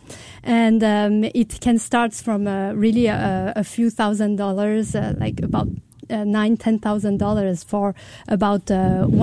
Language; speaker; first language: English; non-native, fluent; French